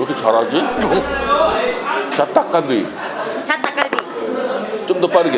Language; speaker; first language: Korean; native; Korean